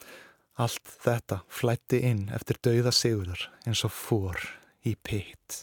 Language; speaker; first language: Icelandic; native; Icelandic